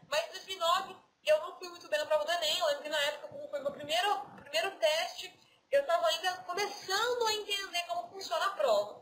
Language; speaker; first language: Portuguese; native; Portuguese